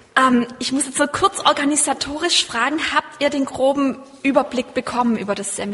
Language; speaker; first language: German; native; German